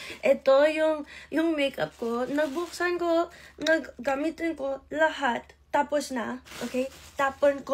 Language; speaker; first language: Filipino; early bilingual, heritage; English